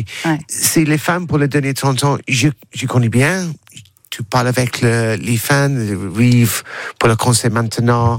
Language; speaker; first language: French; non-native, learner; English